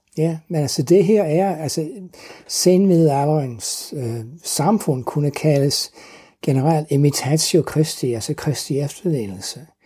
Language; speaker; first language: Danish; non-native, fluent; English